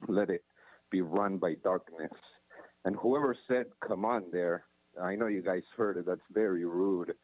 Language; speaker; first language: English; non-native, fluent; Spanish